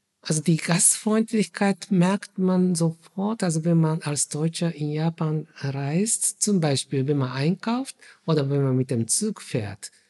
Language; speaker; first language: German; non-native, fluent; Japanese